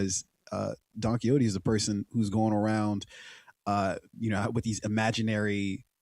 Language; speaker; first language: English; native; English